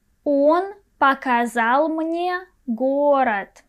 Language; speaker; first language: Russian; non-native, fluent; Persian